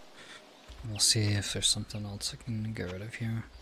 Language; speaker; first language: English; native; English